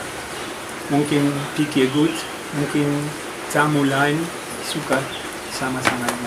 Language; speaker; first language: Indonesian; non-native, learner; German